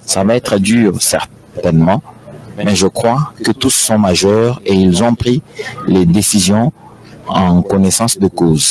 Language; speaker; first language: French; non-native, local second language; Lingala